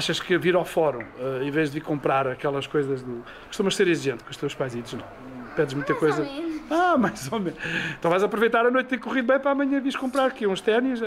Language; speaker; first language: Portuguese; native; Portuguese